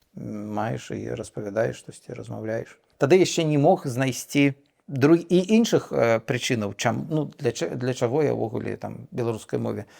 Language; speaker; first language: Belarusian; non-native, local second language; Russian